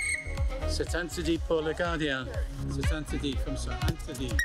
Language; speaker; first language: French; non-native, learner; English